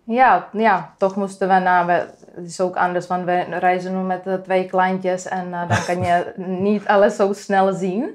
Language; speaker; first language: Dutch; non-native, fluent; Czech